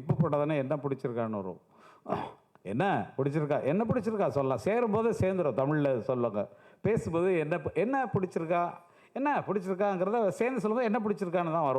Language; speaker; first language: Tamil; native; Tamil